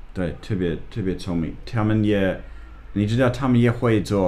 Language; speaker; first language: Chinese; non-native, fluent; English